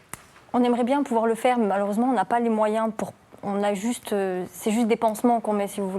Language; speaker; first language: French; native; French